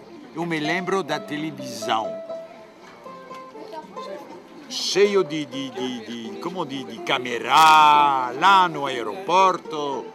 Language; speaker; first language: Portuguese; non-native, fluent; French